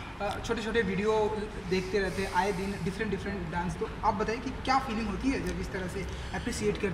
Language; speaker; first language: Hindi; native; Hindi